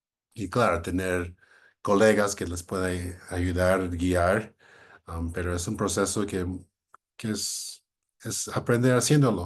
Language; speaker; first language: Spanish; non-native, fluent; English